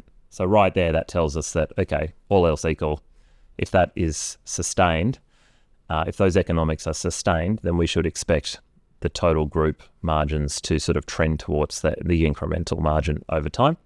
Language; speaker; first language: English; native; English